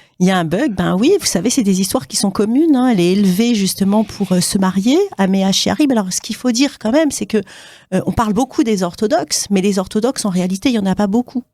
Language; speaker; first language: French; native; French